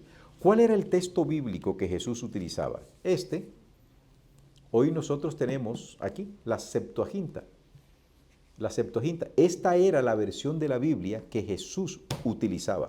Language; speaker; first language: Spanish; native; Spanish